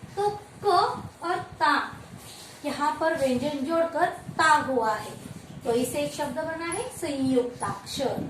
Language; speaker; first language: Hindi; non-native, local second language; Marathi